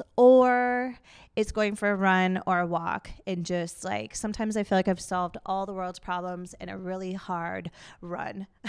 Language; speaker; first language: English; native; English